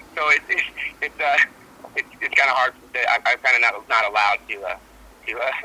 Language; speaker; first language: English; native; English